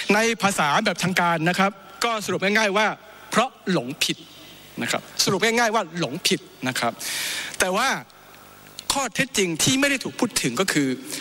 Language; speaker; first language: Thai; non-native, local second language; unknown